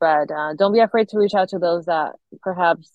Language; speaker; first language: English; non-native, fluent; Spanish